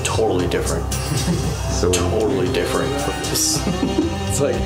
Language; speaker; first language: English; native; English